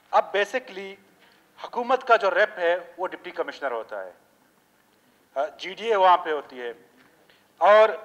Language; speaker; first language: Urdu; non-native, local second language; Baluchi